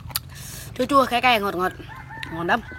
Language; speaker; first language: Vietnamese; non-native, local second language; Jarai